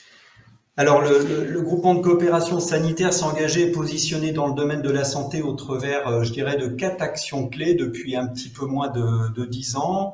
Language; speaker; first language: French; native; French